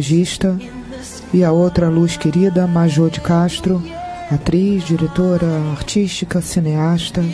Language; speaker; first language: Portuguese; native; Portuguese